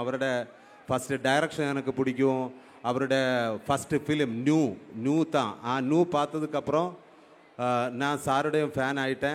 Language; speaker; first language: Tamil; non-native, local second language; Malayalam